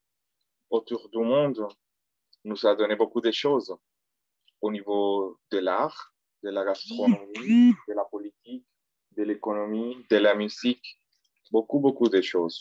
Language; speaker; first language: French; non-native, fluent; Spanish